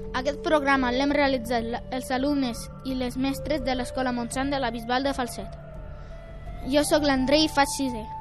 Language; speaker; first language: Catalan; early bilingual, other home language; Romanian